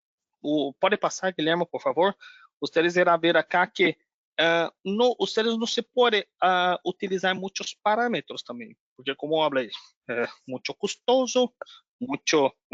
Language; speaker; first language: Spanish; non-native, learner; Portuguese